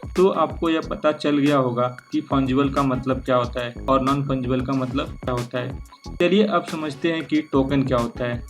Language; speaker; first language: Hindi; native; Hindi